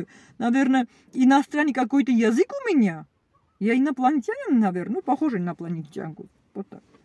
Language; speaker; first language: Russian; non-native, learner; Armenian